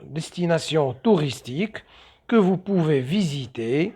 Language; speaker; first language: French; non-native, local second language; Arabic